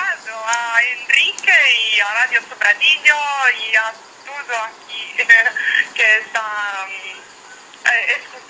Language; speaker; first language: Portuguese; non-native, learner; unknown